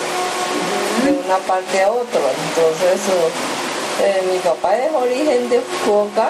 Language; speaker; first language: Spanish; early bilingual, other home language; Japanese